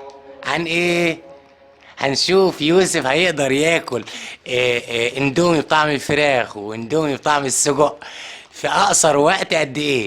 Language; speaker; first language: Arabic; native; Arabic